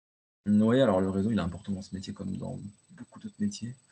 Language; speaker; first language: French; native; French